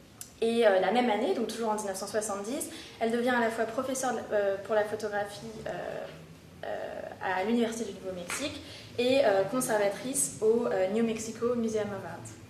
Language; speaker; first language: French; native; French